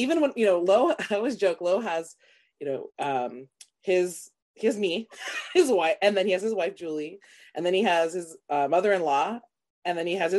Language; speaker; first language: English; native; English